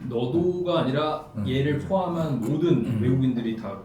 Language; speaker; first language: Korean; native; Korean